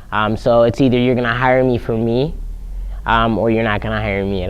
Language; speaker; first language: English; native; English